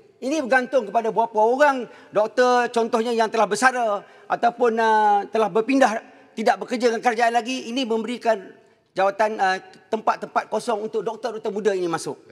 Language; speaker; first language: Malay; native; Malay